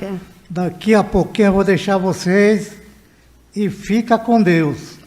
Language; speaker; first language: Portuguese; non-native, local second language; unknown